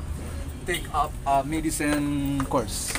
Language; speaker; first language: English; non-native, learner; Filipino